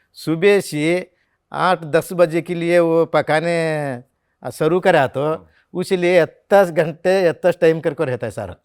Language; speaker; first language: Hindi; non-native, local second language; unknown